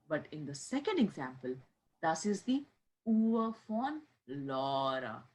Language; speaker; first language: German; non-native, fluent; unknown